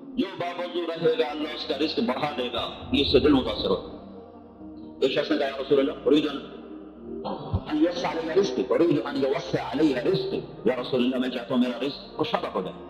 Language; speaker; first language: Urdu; non-native, local second language; Saraiki